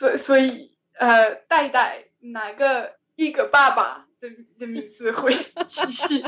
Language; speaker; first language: Chinese; non-native, learner; French